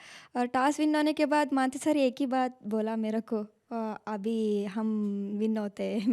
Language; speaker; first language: Hindi; non-native, local second language; Kannada